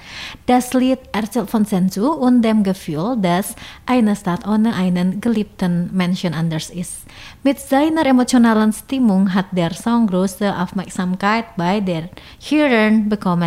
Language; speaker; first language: German; non-native, fluent; Indonesian